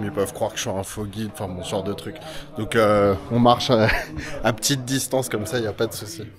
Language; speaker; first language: French; native; French